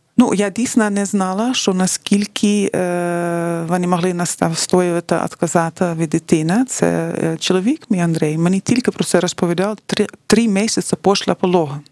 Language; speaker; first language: Ukrainian; non-native, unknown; Dutch